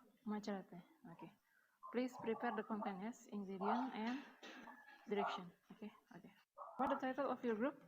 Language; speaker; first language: English; non-native, learner; Indonesian